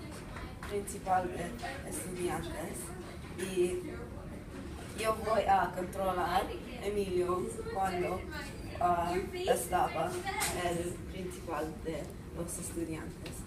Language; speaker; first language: Spanish; non-native, learner; English